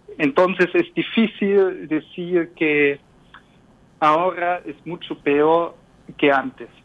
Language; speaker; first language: Spanish; non-native, learner; German